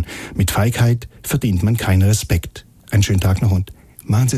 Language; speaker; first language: German; native; German